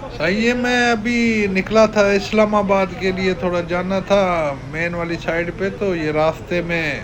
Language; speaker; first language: Urdu; non-native, local second language; Sindhi